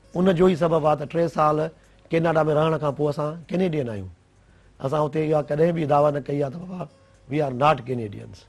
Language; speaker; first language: Sindhi; native; Sindhi